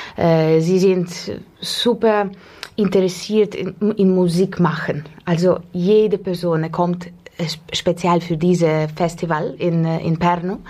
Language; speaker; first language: German; non-native, learner; Estonian